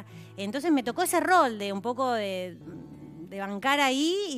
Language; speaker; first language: Spanish; native; Spanish